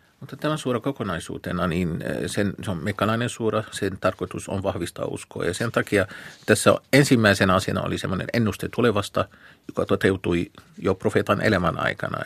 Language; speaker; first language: Finnish; non-native, fluent; Arabic